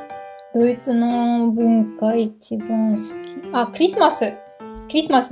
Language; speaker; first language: Japanese; non-native, learner; German